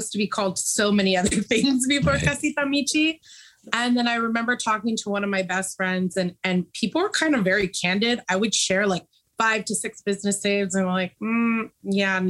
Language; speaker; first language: English; native; English